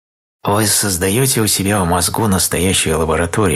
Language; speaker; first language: Russian; native; Russian